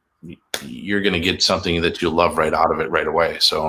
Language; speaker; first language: English; native; English